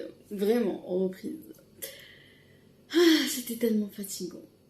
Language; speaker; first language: French; non-native, local second language; Arabic